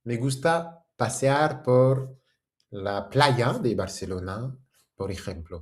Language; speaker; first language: Spanish; non-native, fluent; French